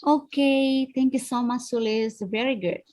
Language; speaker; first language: English; non-native, fluent; Indonesian